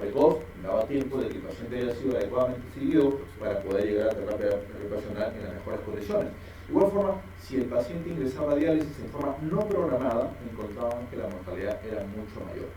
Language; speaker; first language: Spanish; native; Spanish